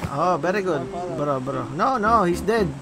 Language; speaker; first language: English; non-native, local second language; Filipino